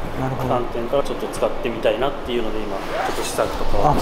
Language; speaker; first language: Japanese; native; Japanese